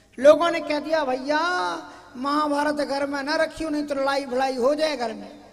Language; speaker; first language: Hindi; native; Hindi